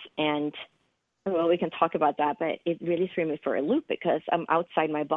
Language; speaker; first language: English; non-native, fluent; Swedish